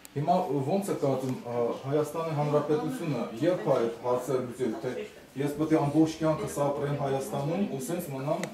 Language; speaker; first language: Armenian; early bilingual, heritage; Armenian